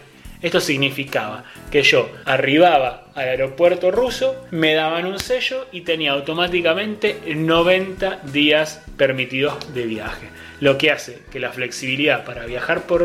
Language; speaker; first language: Spanish; native; Spanish